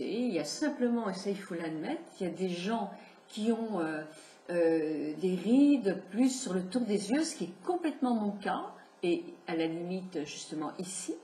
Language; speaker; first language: French; native; French